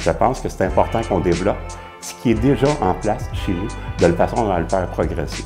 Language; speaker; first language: French; native; French